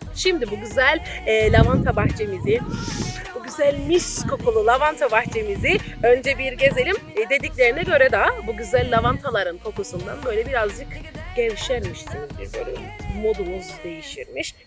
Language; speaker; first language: Turkish; native; Turkish